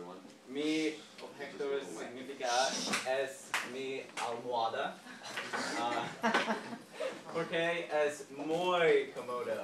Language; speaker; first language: Spanish; non-native, learner; English